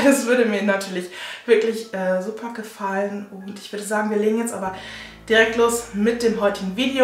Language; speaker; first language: German; native; German